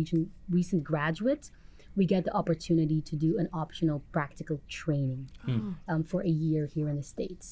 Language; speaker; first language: English; non-native, fluent; Papiamento